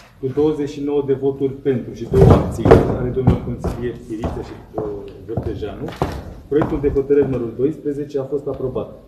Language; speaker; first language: Romanian; native; Romanian